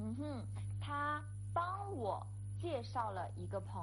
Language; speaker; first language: Chinese; non-native, fluent; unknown